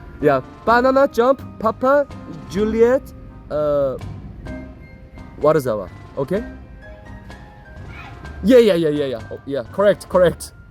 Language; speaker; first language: English; non-native, learner; Korean